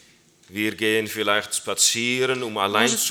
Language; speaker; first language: German; non-native, learner; Dutch